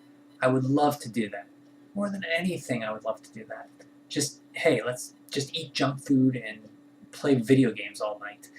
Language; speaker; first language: English; native; English